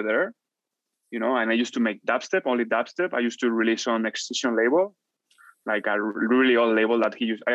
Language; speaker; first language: English; non-native, fluent; Spanish